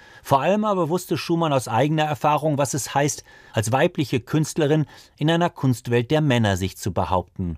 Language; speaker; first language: German; native; German